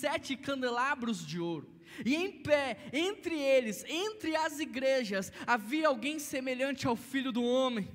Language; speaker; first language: Portuguese; native; Portuguese